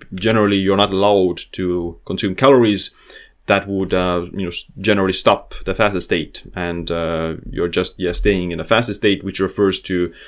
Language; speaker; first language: English; non-native, fluent; Estonian